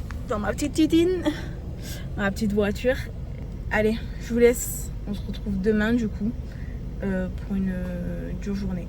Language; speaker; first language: French; native; French